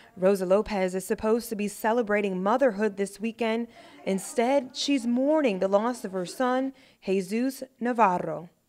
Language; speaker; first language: English; native; English